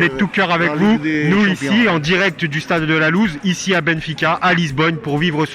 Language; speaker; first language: French; native; French